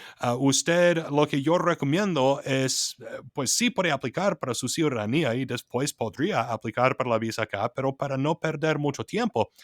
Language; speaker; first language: Spanish; non-native, fluent; English